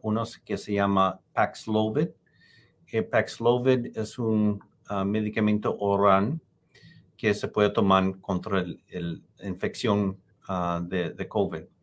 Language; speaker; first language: Spanish; non-native, fluent; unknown